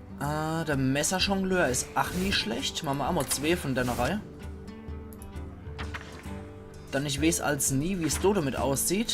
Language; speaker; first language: German; native; German